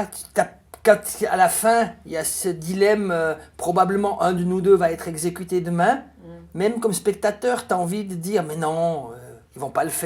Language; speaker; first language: French; native; French